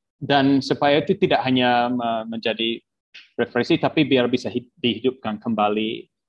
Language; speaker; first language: Indonesian; non-native, fluent; English